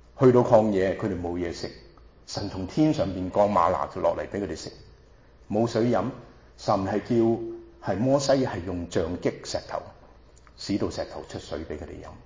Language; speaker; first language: Cantonese; non-native, local second language; Wu Chinese